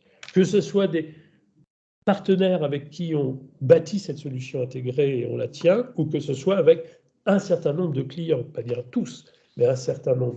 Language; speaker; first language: French; native; French